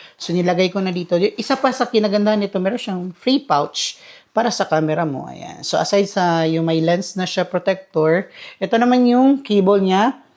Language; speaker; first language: Filipino; non-native, local second language; Cebuano